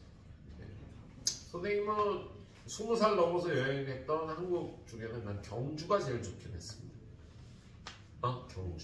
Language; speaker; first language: Korean; native; Korean